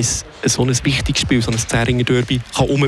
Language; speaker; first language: German; native; German